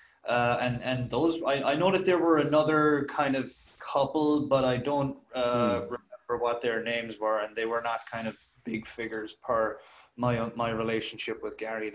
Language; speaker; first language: English; native; English